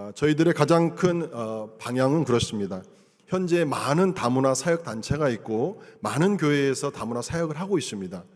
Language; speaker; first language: Korean; native; Korean